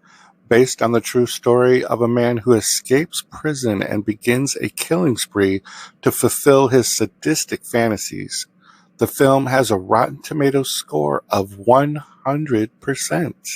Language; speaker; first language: English; native; English